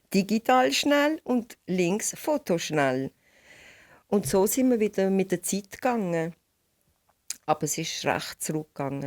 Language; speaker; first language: German; non-native, learner; Catalan